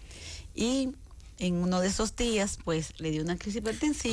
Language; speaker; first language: Spanish; native; Spanish